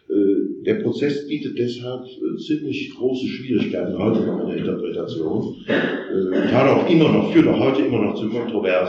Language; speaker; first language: German; native; German